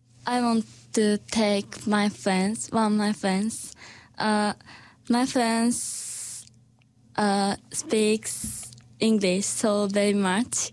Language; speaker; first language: English; non-native, learner; Japanese